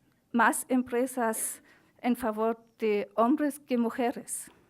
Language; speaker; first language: Spanish; non-native, fluent; German